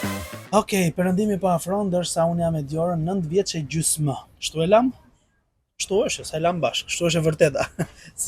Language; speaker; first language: Albanian; native; Albanian